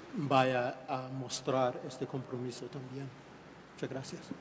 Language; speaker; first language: Spanish; non-native, fluent; English